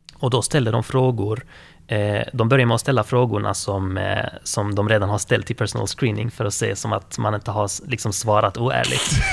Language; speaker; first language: Swedish; early bilingual, other home language; Arabic